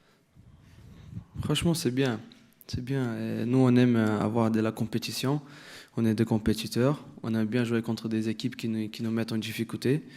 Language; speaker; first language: French; non-native, fluent; Portuguese